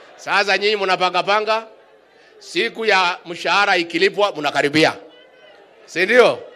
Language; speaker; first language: Swahili; non-native, local second language; Kikuyu